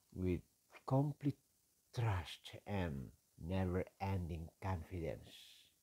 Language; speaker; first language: English; non-native, local second language; Iloko